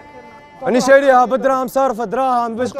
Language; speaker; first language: Arabic; native; Arabic